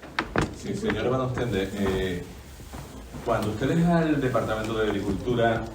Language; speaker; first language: Spanish; native; Spanish